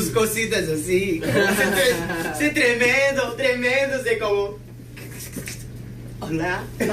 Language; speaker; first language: Spanish; non-native, fluent; Portuguese